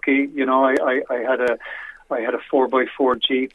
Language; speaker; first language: English; native; English